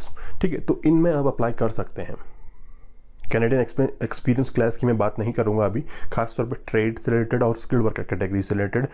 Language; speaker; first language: Hindi; native; Hindi